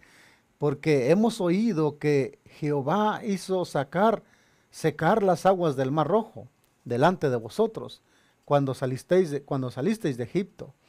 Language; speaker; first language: Spanish; native; Spanish